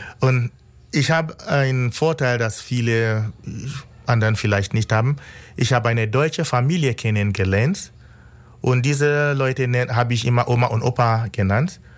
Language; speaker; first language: German; non-native, fluent; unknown